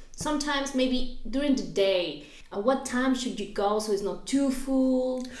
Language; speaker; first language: English; non-native, fluent; Spanish